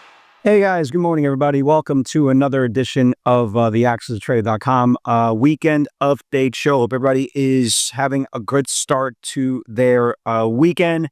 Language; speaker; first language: English; native; English